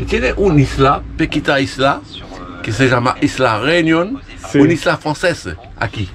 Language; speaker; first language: Spanish; non-native, learner; French